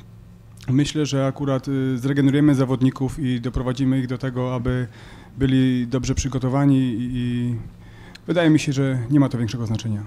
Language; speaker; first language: Polish; native; Polish